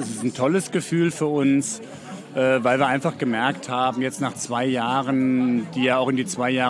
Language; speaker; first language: German; native; German